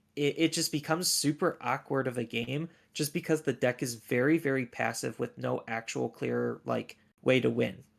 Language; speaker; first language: English; native; English